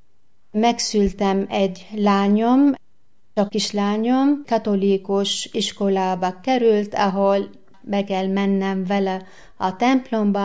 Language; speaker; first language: Hungarian; non-native, learner; Arabic